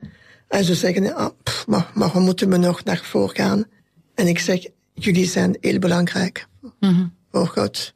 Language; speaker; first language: Dutch; non-native, local second language; French